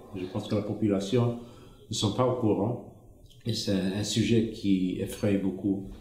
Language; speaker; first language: French; non-native, fluent; English